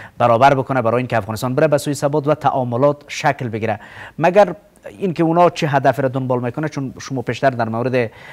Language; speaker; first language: Persian; native; Persian